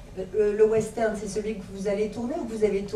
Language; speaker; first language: French; native; French